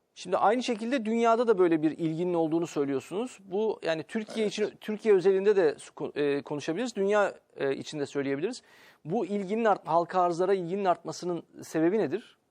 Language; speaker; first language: Turkish; native; Turkish